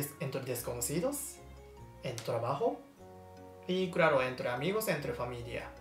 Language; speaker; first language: Spanish; non-native, learner; Japanese